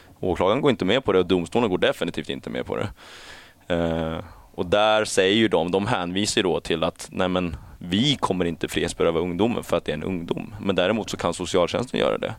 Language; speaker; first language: Swedish; early bilingual, other home language; Chinese